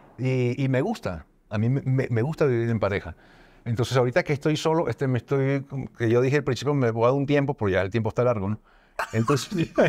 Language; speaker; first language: Spanish; native; Spanish